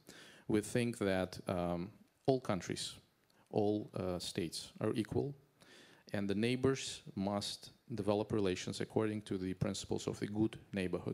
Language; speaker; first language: English; non-native, fluent; Azerbaijani